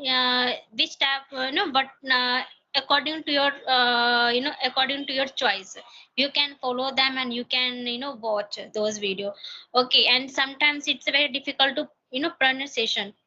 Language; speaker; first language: English; non-native, learner; Hindi